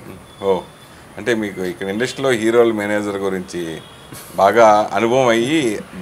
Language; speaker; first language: Telugu; native; Telugu